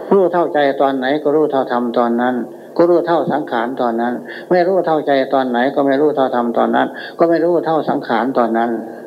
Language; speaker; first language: Thai; native; Thai